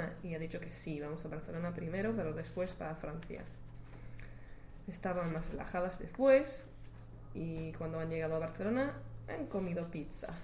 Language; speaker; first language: Spanish; non-native, learner; English